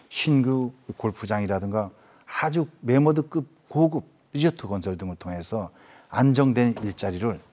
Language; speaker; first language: Korean; native; Korean